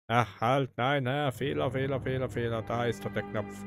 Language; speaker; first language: German; native; German